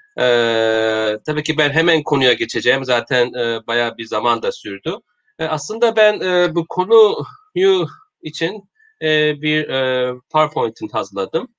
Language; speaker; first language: Turkish; non-native, learner; Korean